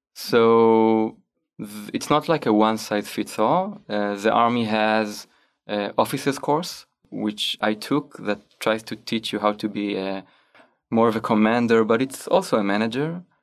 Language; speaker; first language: English; non-native, fluent; Hebrew